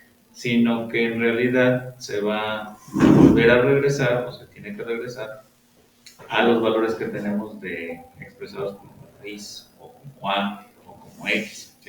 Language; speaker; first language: Spanish; native; Spanish